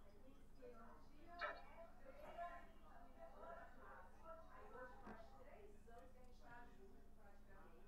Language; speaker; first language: Portuguese; native; Portuguese